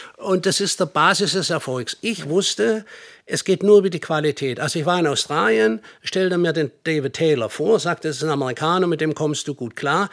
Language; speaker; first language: German; native; German